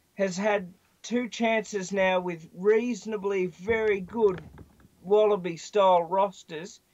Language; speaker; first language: English; native; English